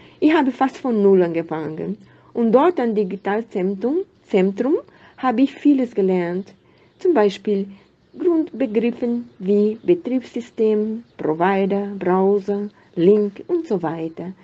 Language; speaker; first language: German; non-native, fluent; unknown